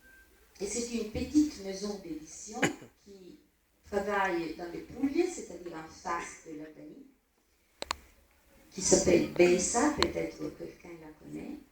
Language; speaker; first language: French; non-native, fluent; Italian